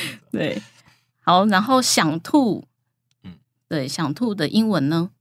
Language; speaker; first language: Chinese; native; Chinese